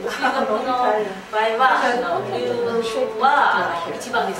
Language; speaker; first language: Japanese; non-native, fluent; Chinese